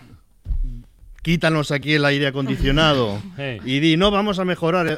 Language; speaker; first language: Spanish; native; Spanish